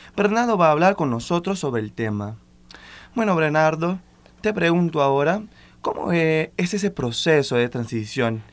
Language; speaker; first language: Spanish; non-native, fluent; Portuguese